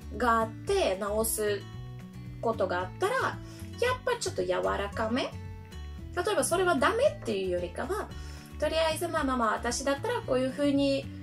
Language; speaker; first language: Japanese; non-native, fluent; Russian